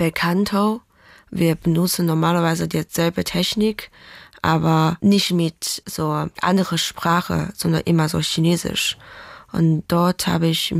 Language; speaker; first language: German; non-native, learner; Chinese